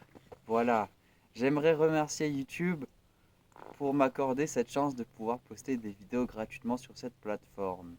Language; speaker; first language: French; native; French